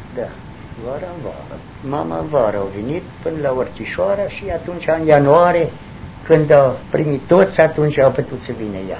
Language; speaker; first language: Romanian; non-native, local second language; German